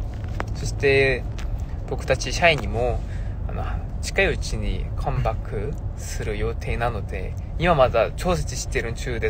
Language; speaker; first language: Japanese; non-native, fluent; Korean